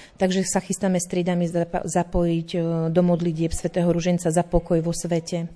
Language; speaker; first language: Slovak; native; Slovak